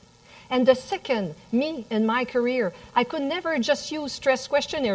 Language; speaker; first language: English; non-native, fluent; French